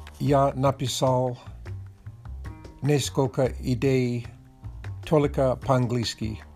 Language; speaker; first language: Russian; non-native, learner; English